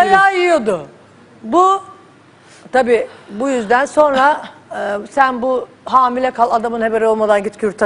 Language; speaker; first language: Turkish; native; Turkish